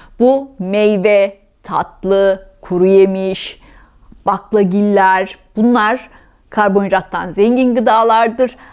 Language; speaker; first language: Turkish; native; Turkish